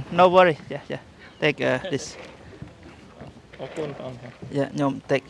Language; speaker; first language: English; non-native, learner; Khmer